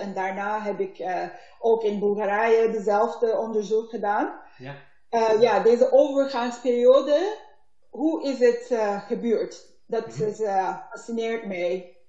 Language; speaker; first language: Dutch; non-native, learner; Turkish